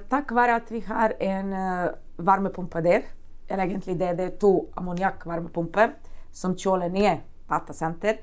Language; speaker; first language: Norwegian; non-native, fluent; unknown